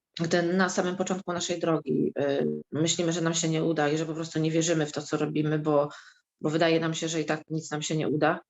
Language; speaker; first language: Polish; native; Polish